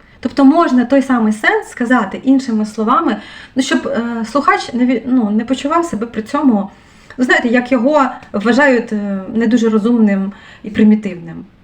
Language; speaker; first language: Ukrainian; non-native, local second language; Russian